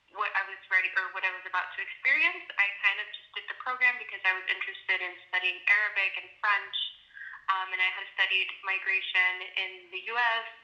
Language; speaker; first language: English; native; English